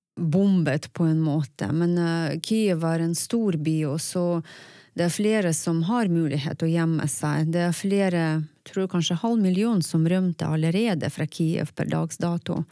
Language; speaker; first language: Norwegian; non-native, fluent; Russian